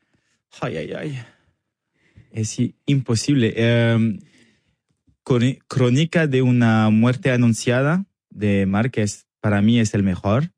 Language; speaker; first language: Spanish; non-native, learner; French